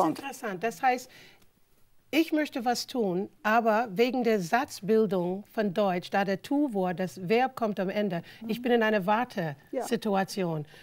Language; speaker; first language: German; non-native, fluent; English